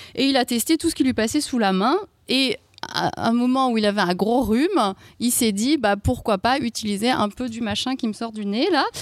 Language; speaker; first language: French; native; French